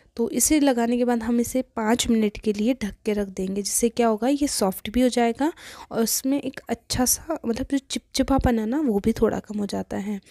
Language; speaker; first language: Hindi; native; Hindi